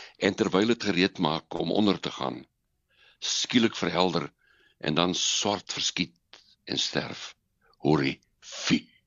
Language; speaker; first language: Afrikaans; native; Afrikaans